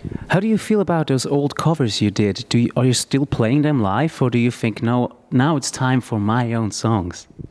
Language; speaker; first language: English; non-native, fluent; German